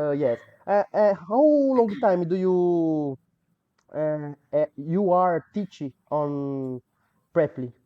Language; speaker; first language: English; non-native, learner; Portuguese